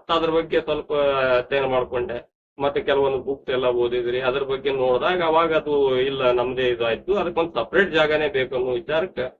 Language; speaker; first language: Kannada; non-native, local second language; Telugu